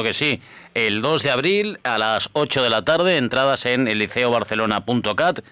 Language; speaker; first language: Spanish; native; Spanish